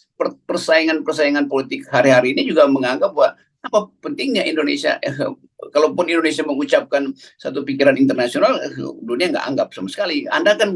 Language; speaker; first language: Indonesian; native; Indonesian